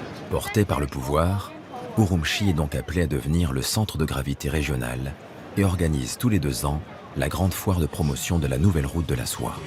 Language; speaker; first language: French; native; French